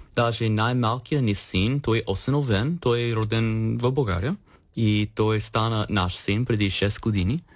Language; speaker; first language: Bulgarian; non-native, fluent; English